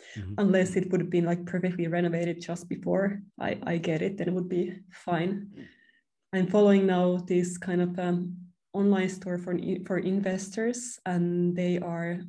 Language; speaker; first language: English; non-native, fluent; Finnish